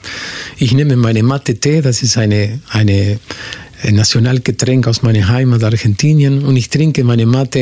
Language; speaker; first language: German; non-native, fluent; Spanish